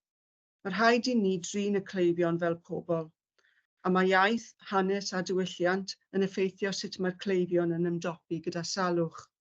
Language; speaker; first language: Welsh; native; Welsh